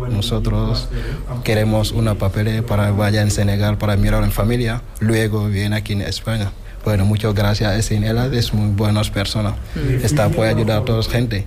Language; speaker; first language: Spanish; non-native, learner; Wolof